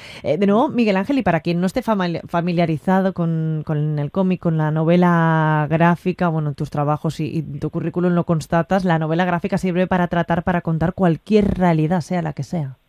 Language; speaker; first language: Spanish; native; Spanish